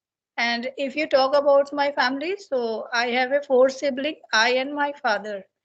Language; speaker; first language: English; non-native, learner; Hindi